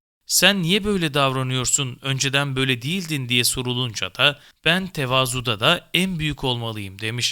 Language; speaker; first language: Turkish; native; Turkish